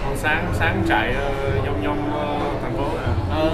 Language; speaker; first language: Vietnamese; early bilingual, heritage; English